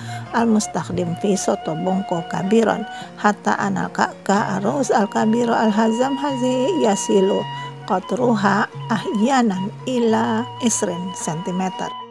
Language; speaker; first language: Arabic; non-native, fluent; Indonesian